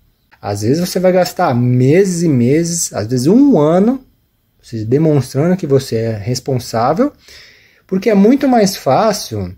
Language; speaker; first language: Portuguese; native; Portuguese